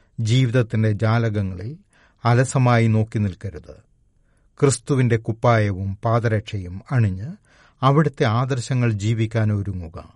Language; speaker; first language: Malayalam; native; Malayalam